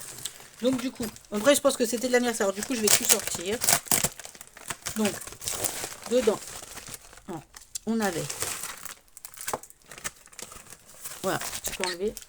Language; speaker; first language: French; native; French